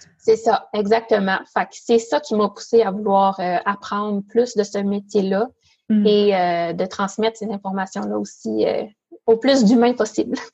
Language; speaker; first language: French; native; French